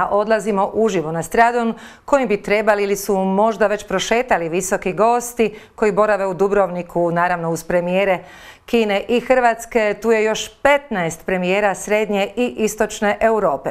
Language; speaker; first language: Serbian; native; Serbian